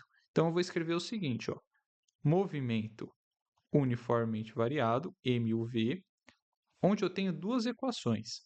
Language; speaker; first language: Portuguese; native; Portuguese